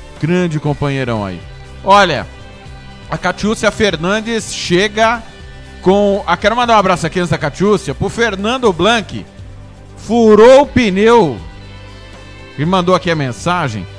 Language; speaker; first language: Portuguese; native; Portuguese